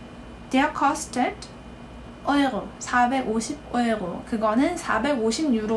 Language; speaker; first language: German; non-native, fluent; Korean